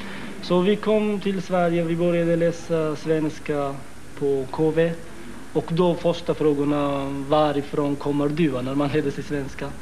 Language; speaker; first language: Swedish; non-native, fluent; Kurdish